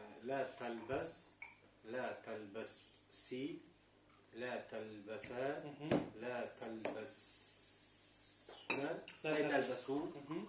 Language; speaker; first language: Arabic; non-native, learner; Russian